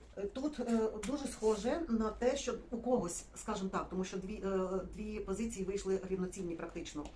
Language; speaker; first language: Ukrainian; non-native, local second language; Russian